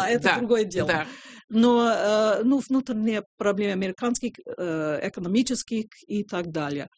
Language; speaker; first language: Russian; non-native, fluent; English